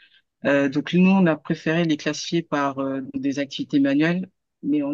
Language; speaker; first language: French; native; French